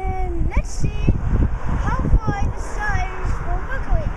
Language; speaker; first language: English; native; English